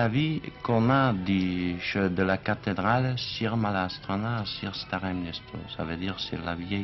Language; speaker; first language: French; non-native, fluent; Czech